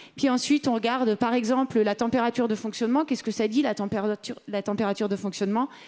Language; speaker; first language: French; native; French